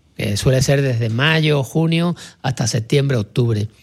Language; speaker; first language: Spanish; native; Spanish